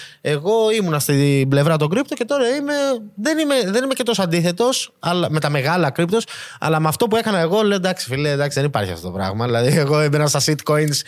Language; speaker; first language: Greek; native; Greek